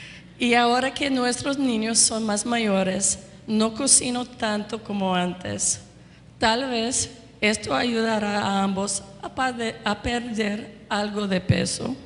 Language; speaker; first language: Spanish; non-native, fluent; English